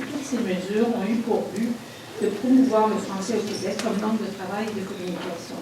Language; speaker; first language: French; native; French